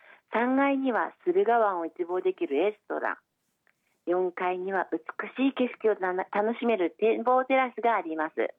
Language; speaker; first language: Japanese; native; Japanese